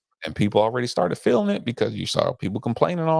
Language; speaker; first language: English; native; English